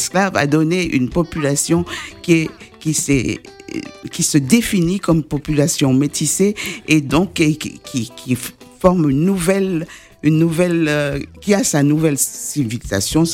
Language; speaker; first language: French; native; French